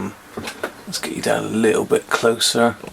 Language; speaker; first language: English; native; English